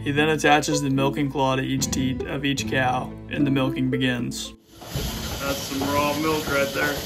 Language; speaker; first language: English; native; English